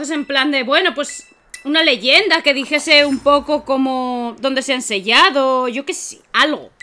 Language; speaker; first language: Spanish; native; Spanish